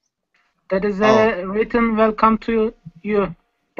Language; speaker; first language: English; non-native, learner; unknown